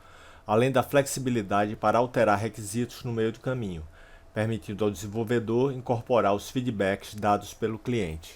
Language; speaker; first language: Portuguese; native; Portuguese